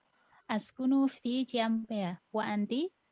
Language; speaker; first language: Arabic; non-native, learner; Indonesian